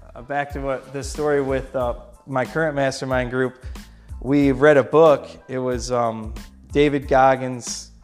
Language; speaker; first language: English; native; English